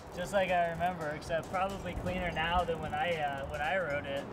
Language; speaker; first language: English; native; English